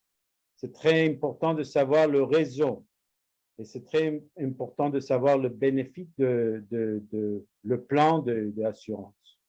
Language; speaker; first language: French; non-native, learner; Spanish